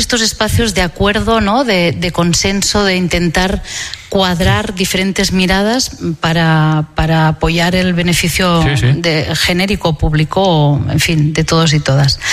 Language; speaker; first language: Spanish; non-native, local second language; Catalan